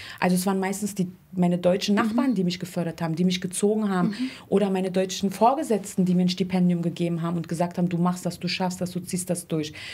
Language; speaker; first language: German; early bilingual, other home language; Turkish